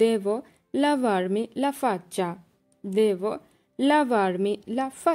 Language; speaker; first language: Italian; non-native, learner; Bangla